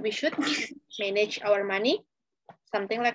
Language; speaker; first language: English; non-native, fluent; Indonesian